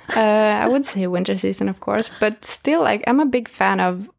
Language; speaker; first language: English; non-native, fluent; Swedish